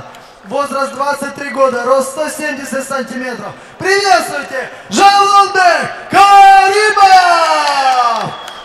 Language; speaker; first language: Russian; native; Russian